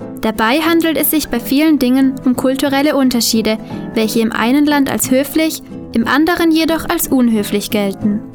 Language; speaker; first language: German; native; German